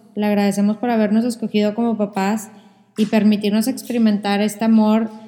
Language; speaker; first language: Spanish; native; Spanish